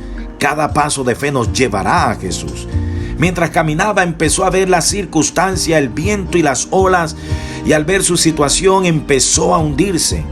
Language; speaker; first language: Spanish; native; Spanish